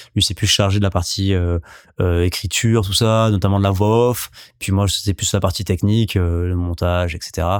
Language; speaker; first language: French; native; French